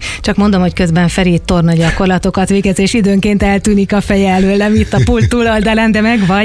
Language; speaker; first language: Hungarian; native; Hungarian